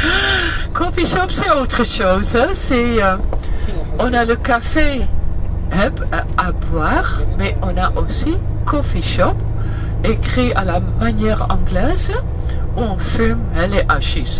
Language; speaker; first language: French; early bilingual, heritage; Dutch